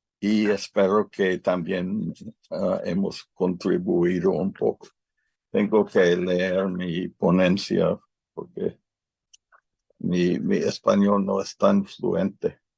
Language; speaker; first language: Spanish; non-native, learner; English